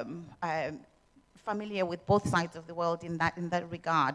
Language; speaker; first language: English; non-native, local second language; Shona